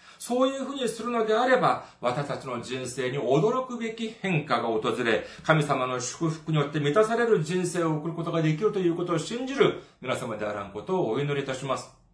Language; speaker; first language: Japanese; non-native, fluent; Korean